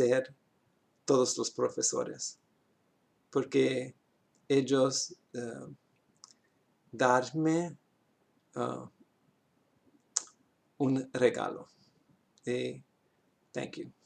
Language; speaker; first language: Spanish; non-native, learner; English